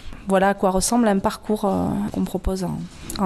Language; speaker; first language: French; native; French